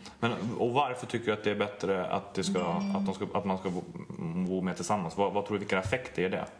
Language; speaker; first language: Swedish; native; Swedish